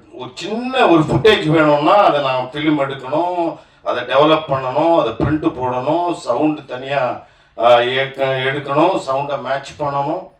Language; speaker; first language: Tamil; native; Tamil